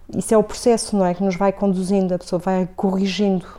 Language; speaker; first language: Portuguese; native; Portuguese